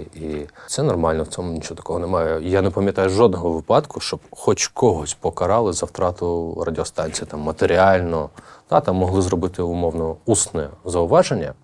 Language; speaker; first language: Ukrainian; native; Ukrainian